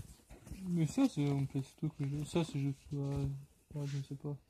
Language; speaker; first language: French; non-native, learner; Croatian